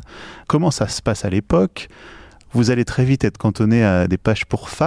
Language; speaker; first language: French; native; French